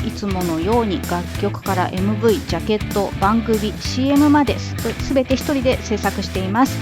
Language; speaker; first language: Japanese; native; Japanese